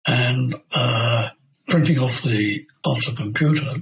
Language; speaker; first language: English; native; English